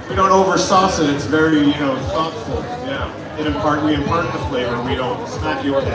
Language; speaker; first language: English; native; English